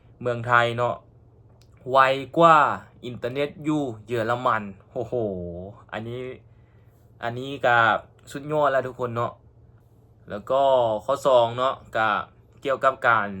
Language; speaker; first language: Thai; non-native, local second language; Northeastern Thai